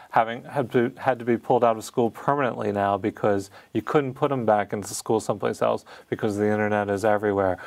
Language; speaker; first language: English; native; English